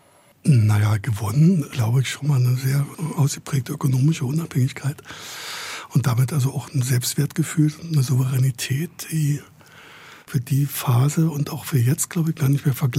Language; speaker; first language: German; native; German